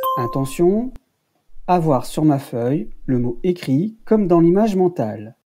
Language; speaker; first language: French; native; French